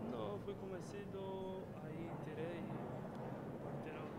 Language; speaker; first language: Spanish; non-native, fluent; Portuguese